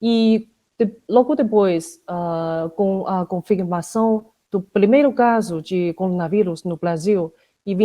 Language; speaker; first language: Portuguese; non-native, fluent; Chinese